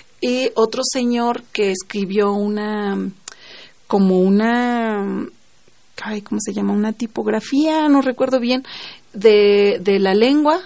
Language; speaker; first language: Spanish; non-native, local second language; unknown